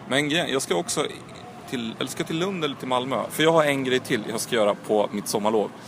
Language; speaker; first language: Swedish; early bilingual, other home language; Croatian